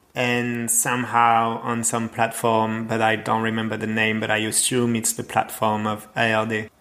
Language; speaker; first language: English; non-native, fluent; French